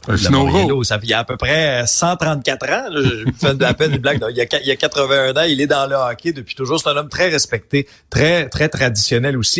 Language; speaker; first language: French; native; French